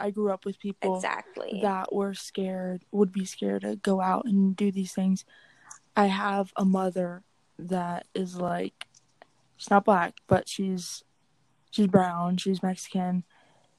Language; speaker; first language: English; native; English